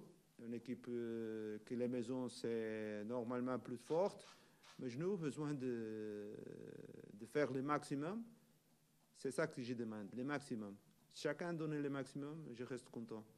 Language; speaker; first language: French; non-native, learner; Portuguese